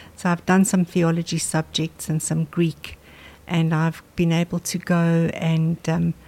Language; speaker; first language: English; non-native, local second language; Afrikaans